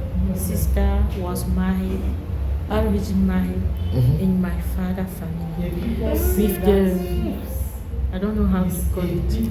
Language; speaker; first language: English; non-native, learner; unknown